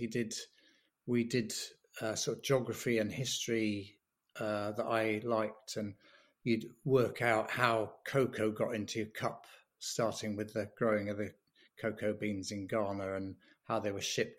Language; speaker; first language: English; native; English